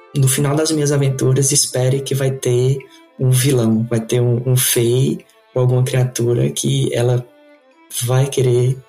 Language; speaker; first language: Portuguese; native; Portuguese